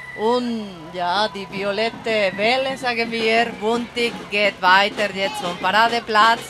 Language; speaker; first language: German; non-native, fluent; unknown